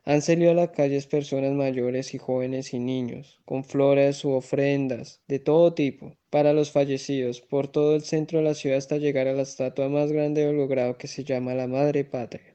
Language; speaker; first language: Spanish; native; Spanish